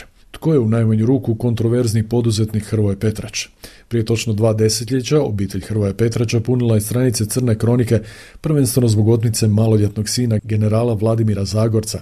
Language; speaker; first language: Croatian; native; Croatian